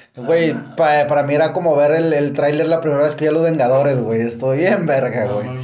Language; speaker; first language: Spanish; native; Spanish